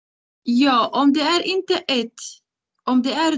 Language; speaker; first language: Swedish; non-native, learner; Arabic